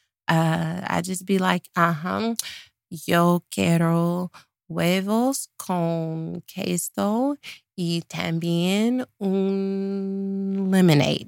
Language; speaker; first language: Spanish; non-native, learner; English